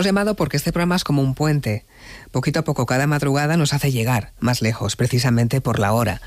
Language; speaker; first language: Spanish; native; Spanish